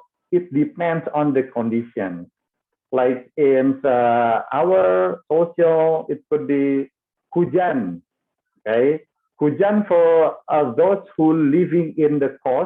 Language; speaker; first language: English; non-native, fluent; Indonesian